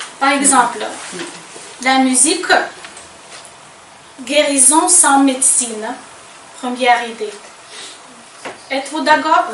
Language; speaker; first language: French; non-native, fluent; Ukrainian